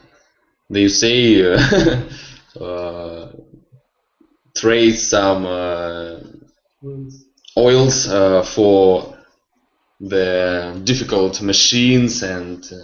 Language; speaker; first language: English; non-native, learner; Russian